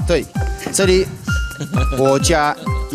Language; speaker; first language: Chinese; non-native, fluent; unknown